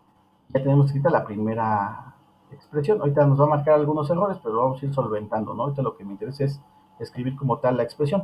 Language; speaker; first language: Spanish; native; Spanish